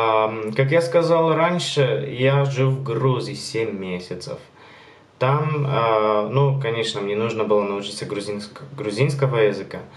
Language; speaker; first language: Russian; non-native, learner; Polish